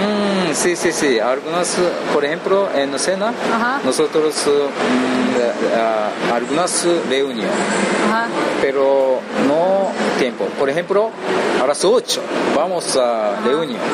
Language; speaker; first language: Spanish; non-native, learner; Japanese